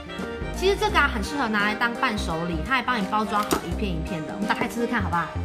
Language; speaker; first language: Chinese; native; Chinese